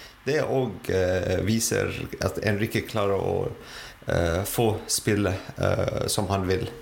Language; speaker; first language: Norwegian; non-native, fluent; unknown